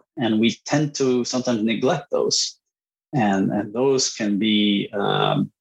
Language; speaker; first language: English; non-native, fluent; Spanish